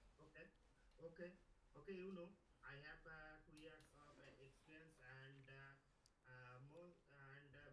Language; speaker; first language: English; non-native, learner; Bangla